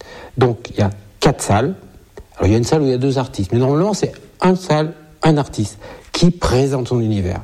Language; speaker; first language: French; native; French